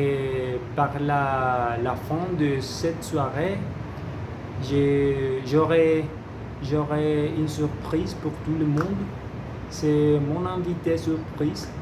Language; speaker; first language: French; non-native, learner; Spanish